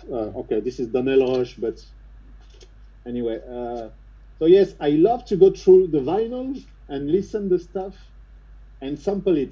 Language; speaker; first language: English; non-native, fluent; French